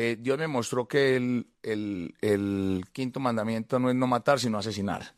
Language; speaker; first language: Spanish; native; Spanish